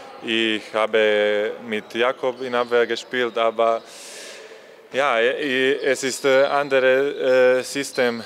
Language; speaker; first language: German; non-native, learner; Croatian